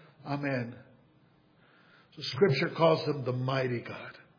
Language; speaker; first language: English; native; English